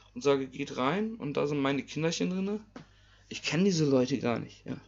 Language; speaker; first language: German; native; German